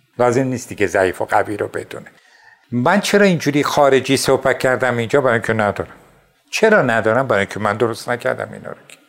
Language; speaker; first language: Persian; non-native, local second language; Azerbaijani